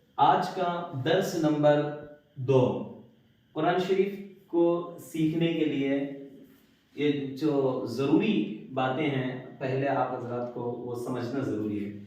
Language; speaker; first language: Urdu; native; Urdu